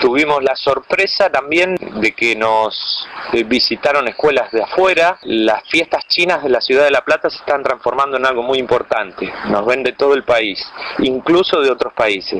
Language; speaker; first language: Spanish; native; Spanish